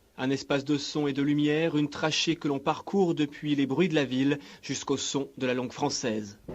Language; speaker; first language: French; native; French